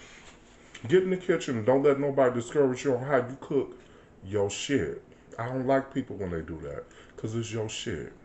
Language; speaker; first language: English; native; English